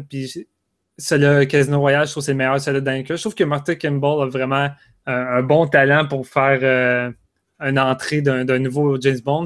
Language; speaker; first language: French; native; French